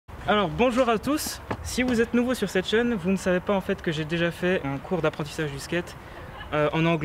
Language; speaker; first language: French; native; French